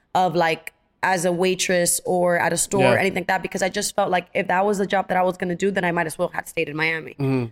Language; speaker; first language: English; early bilingual, other home language; Spanish